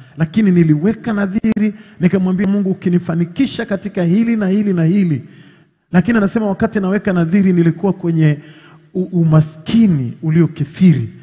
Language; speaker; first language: Swahili; native; Swahili